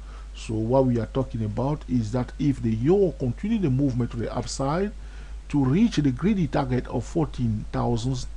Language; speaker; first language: English; non-native, fluent; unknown